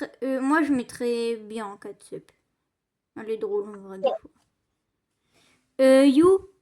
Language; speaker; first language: French; native; French